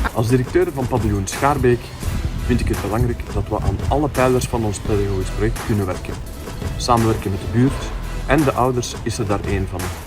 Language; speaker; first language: Dutch; native; Dutch